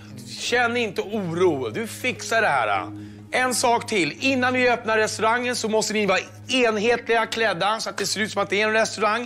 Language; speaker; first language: Swedish; native; Swedish